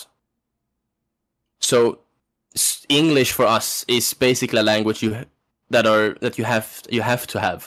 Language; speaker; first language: English; non-native, fluent; Swedish